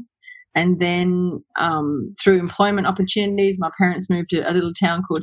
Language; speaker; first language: English; native; English